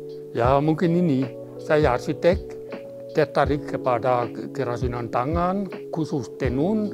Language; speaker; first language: Indonesian; non-native, fluent; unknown